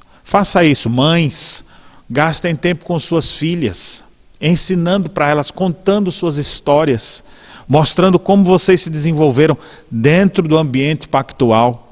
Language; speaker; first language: Portuguese; native; Portuguese